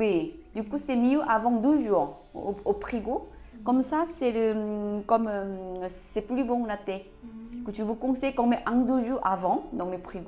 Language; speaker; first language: French; non-native, learner; Korean